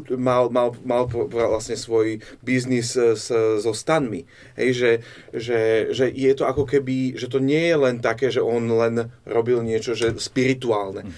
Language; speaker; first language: Slovak; native; Slovak